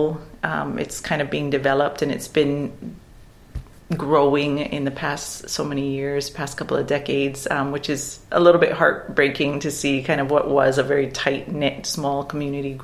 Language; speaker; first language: English; native; English